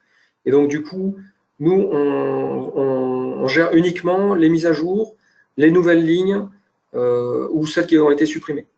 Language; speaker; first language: French; native; French